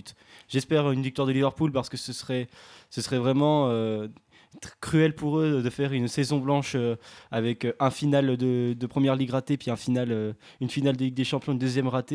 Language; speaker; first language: French; native; French